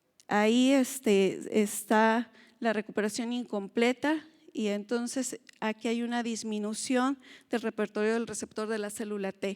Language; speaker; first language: Spanish; native; Spanish